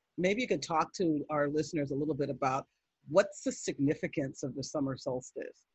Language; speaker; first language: English; native; English